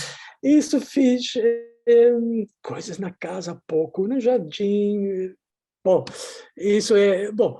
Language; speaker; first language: Portuguese; non-native, fluent; Dutch